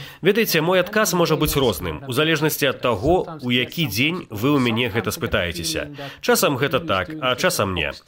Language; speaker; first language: Belarusian; native; Belarusian